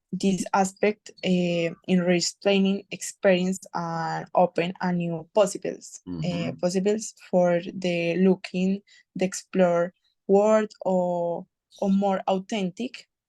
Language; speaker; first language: English; non-native, learner; Spanish